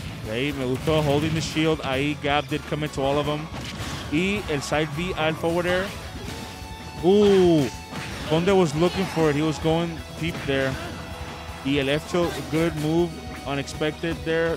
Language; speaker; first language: English; non-native, local second language; Spanish